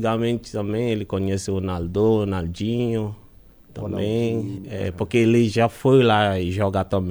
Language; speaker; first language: Portuguese; non-native, learner; Haitian Creole